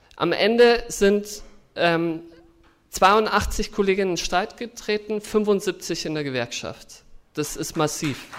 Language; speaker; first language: German; native; German